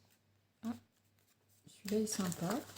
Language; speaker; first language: French; native; French